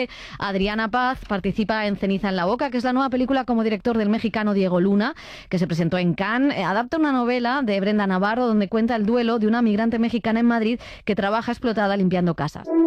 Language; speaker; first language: Spanish; native; Spanish